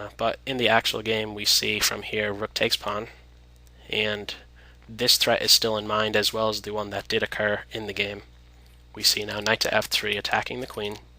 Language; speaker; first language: English; native; English